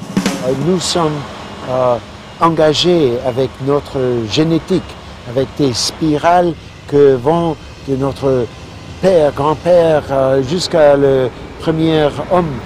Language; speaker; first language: French; non-native, fluent; English